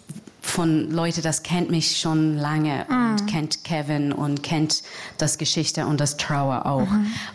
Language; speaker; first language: German; non-native, learner; English